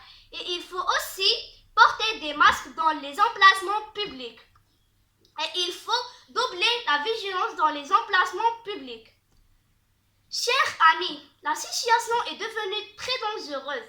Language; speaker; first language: French; non-native, learner; Arabic